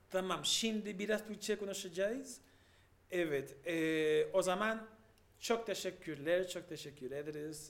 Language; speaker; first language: Turkish; non-native, learner; Spanish